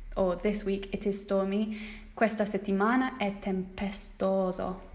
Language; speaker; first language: Italian; non-native, fluent; English